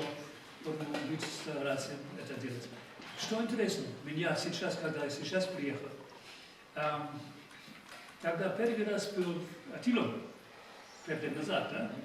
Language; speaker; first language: Russian; non-native, fluent; German